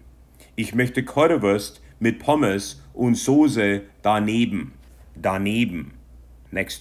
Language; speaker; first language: German; non-native, fluent; English